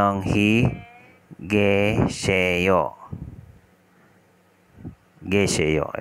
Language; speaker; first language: Korean; non-native, learner; Indonesian